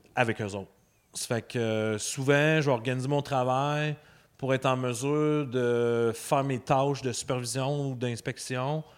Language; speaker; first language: French; native; French